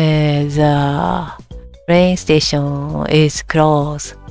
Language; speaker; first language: English; non-native, learner; Japanese